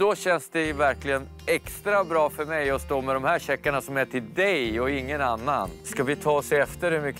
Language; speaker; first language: Swedish; native; Swedish